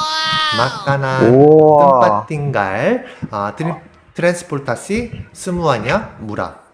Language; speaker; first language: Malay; non-native, learner; Korean